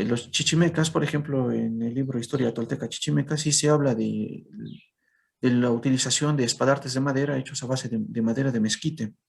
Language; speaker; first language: Spanish; native; Spanish